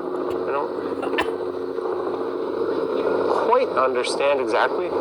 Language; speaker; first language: English; native; English